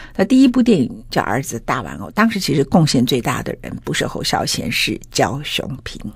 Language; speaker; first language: Chinese; native; Chinese